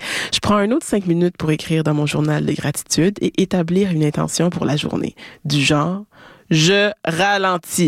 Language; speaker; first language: French; native; French